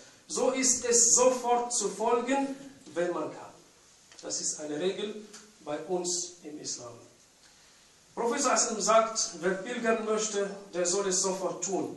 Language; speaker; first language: German; non-native, fluent; Arabic